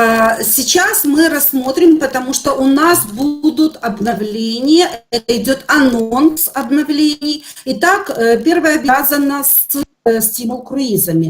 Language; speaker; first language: Russian; native; Russian